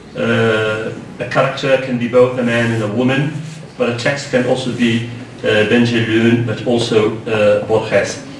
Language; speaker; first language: English; non-native, fluent; Arabic